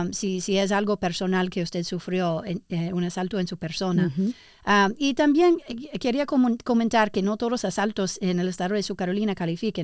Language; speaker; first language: Spanish; early bilingual, heritage; English